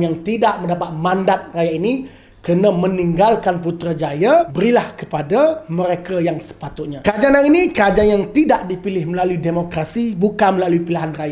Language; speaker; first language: Malay; native; Malay